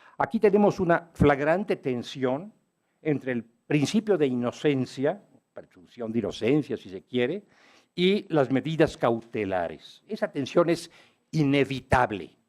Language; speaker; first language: Spanish; native; Spanish